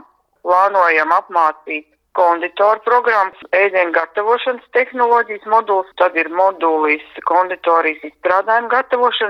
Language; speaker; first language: Latvian; native; Latvian